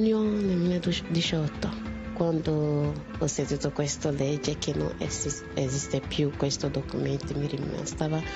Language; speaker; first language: Italian; non-native, learner; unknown